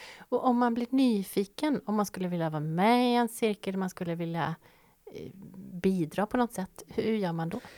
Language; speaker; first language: Swedish; native; Swedish